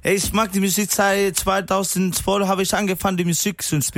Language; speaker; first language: German; non-native, learner; Spanish